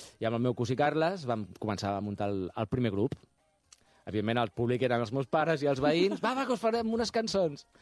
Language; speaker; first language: Catalan; native; Catalan